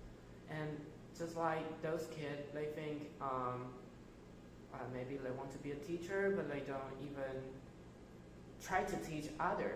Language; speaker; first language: English; non-native, fluent; Chinese